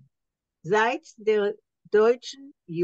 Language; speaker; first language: German; non-native, learner; Hebrew